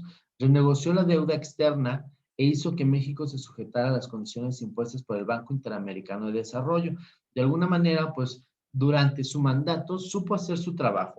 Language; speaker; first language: Spanish; native; Spanish